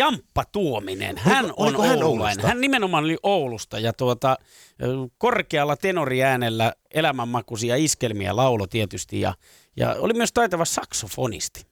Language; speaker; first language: Finnish; native; Finnish